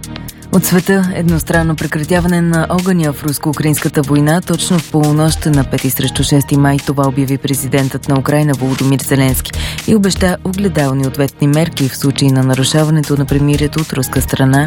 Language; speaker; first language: Bulgarian; native; Bulgarian